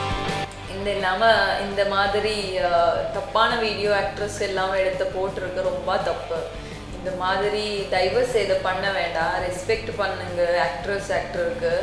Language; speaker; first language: Tamil; non-native, learner; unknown